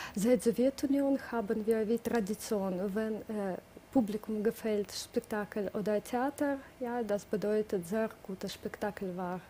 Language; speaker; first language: German; non-native, learner; Russian